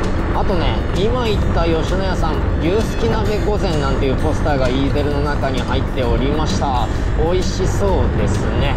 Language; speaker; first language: Japanese; native; Japanese